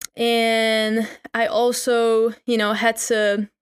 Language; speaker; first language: English; non-native, fluent; Czech